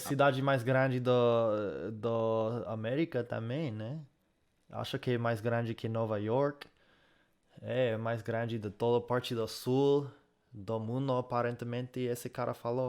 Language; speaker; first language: Portuguese; non-native, fluent; English